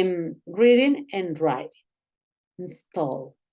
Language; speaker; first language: English; non-native, learner; Spanish